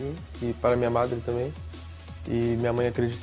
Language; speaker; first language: Spanish; non-native, learner; Portuguese